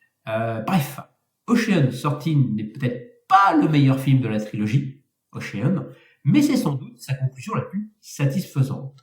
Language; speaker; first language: French; native; French